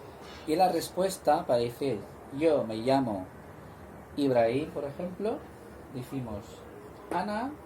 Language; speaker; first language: Spanish; non-native, fluent; Arabic